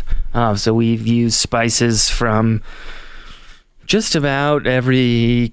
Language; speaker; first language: English; native; English